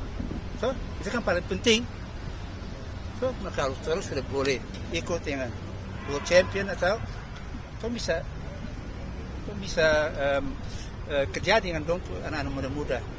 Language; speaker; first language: Indonesian; early bilingual, heritage; Indonesian